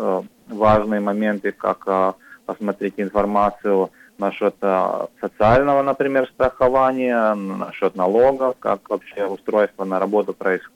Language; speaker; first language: Russian; non-native, local second language; Latvian